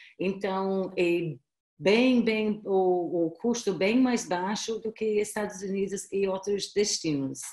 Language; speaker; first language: Portuguese; non-native, fluent; English